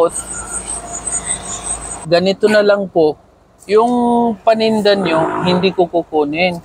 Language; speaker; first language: Filipino; non-native, learner; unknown